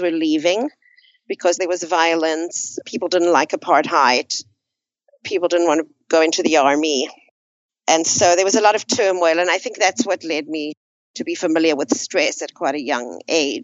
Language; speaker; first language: English; native; English